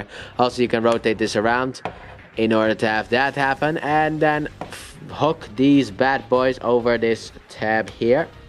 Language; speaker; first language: English; native; English